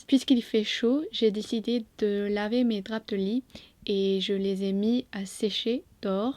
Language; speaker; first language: French; non-native, fluent; English